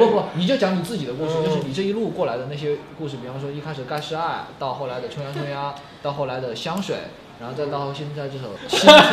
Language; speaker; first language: Chinese; native; Chinese